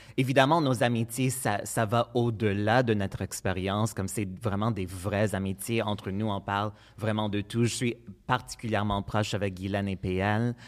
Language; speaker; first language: French; non-native, local second language; English